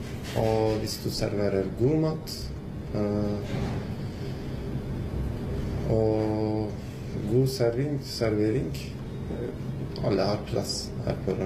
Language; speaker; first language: Norwegian; non-native, learner; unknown